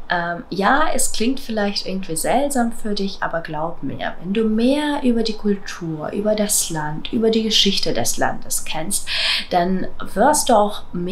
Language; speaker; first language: German; non-native, fluent; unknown